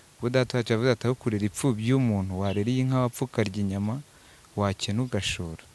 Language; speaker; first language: Kinyarwanda; native; Kinyarwanda